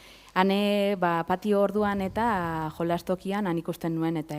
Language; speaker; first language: Basque; native; Basque